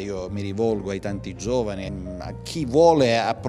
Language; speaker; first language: Italian; native; Italian